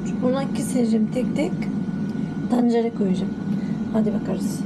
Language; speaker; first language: Turkish; non-native, learner; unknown